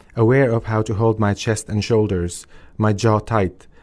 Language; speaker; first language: English; early bilingual, other home language; Albanian